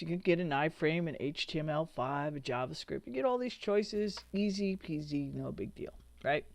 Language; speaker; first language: English; native; English